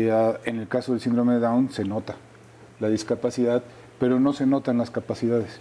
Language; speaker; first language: Spanish; native; Spanish